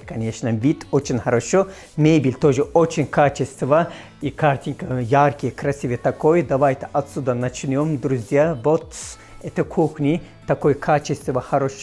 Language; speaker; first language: Russian; non-native, fluent; Turkish